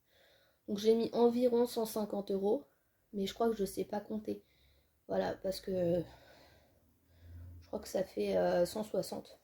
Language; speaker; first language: French; native; French